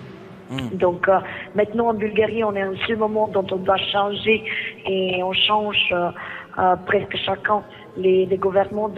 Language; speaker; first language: French; non-native, fluent; Greek